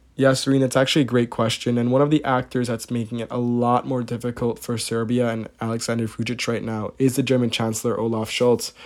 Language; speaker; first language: English; native; English